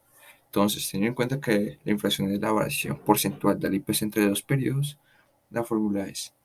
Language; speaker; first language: Spanish; native; Spanish